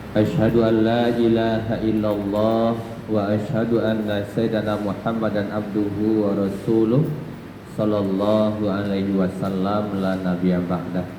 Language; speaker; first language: Malay; non-native, local second language; Minangkabau